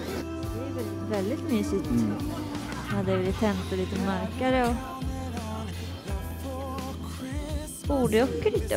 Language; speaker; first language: Swedish; non-native, learner; Japanese